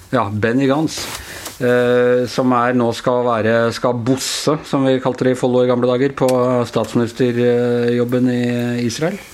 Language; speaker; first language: Norwegian; native; Norwegian